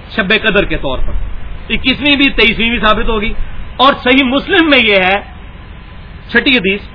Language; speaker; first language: Urdu; non-native, local second language; Punjabi